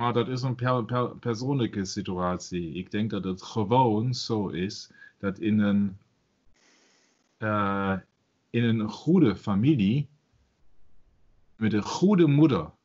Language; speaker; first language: Dutch; non-native, learner; German